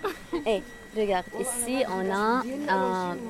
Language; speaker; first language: French; non-native, local second language; Arabic